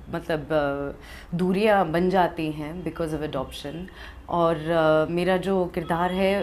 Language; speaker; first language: Hindi; early bilingual, other home language; English